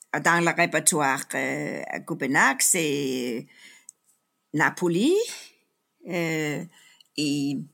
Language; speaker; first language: French; non-native, fluent; Danish